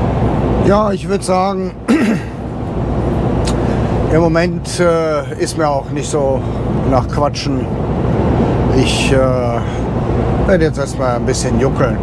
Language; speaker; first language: German; native; German